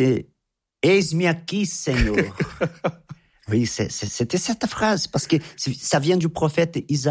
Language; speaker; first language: French; non-native, fluent; Portuguese